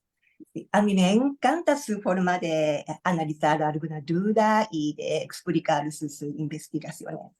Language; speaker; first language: Spanish; non-native, learner; Japanese